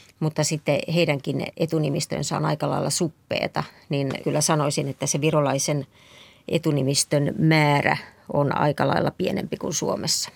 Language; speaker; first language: Finnish; native; Finnish